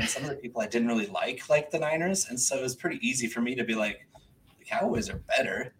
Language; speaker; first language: English; early bilingual, other home language; Spanish